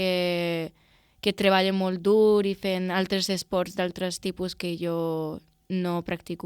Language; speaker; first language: Catalan; non-native, local second language; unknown